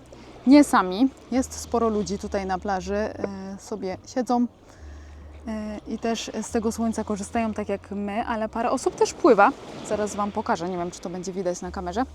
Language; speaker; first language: Polish; native; Polish